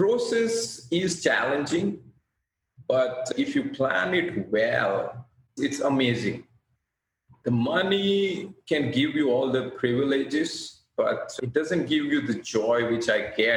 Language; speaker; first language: English; non-native, local second language; Gujarati